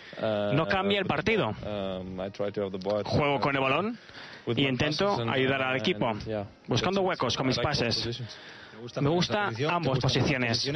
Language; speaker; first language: Spanish; non-native, fluent; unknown